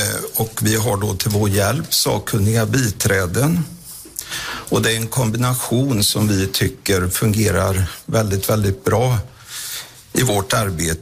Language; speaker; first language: Swedish; native; Swedish